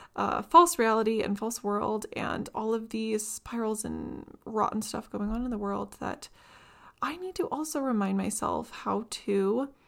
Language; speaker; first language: English; native; English